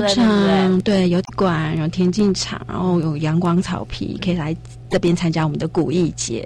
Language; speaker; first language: Chinese; native; Chinese